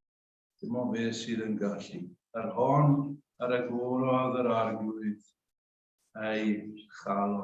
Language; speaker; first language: Welsh; native; Welsh